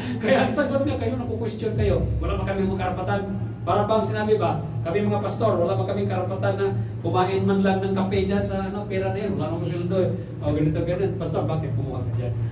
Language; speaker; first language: Filipino; non-native, local second language; Cebuano